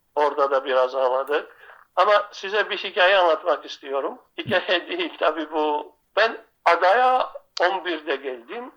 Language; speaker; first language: Turkish; non-native, local second language; Greek